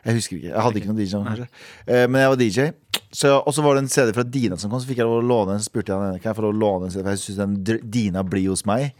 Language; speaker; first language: Norwegian; early bilingual, other home language; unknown